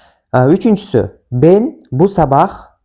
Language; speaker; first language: Turkish; non-native, fluent; Kyrgyz